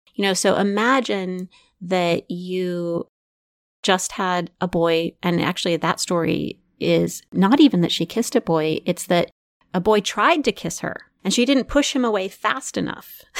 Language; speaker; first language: English; native; English